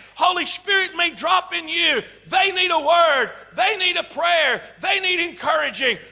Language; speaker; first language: English; native; English